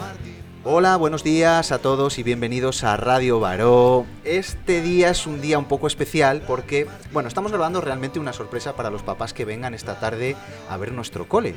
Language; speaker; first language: Spanish; native; Spanish